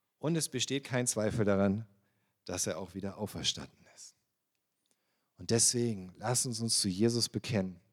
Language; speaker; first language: German; native; German